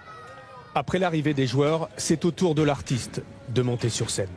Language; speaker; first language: French; native; French